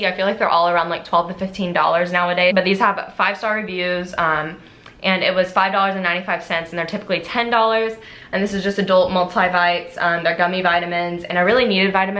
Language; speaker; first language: English; native; English